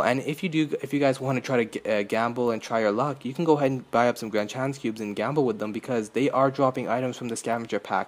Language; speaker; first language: English; native; English